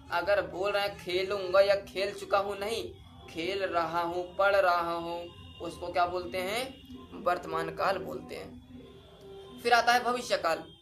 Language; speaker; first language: Hindi; native; Hindi